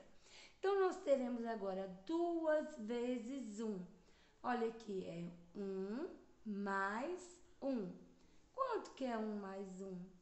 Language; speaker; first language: Portuguese; native; Portuguese